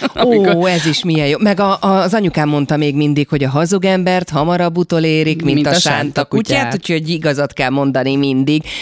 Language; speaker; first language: Hungarian; native; Hungarian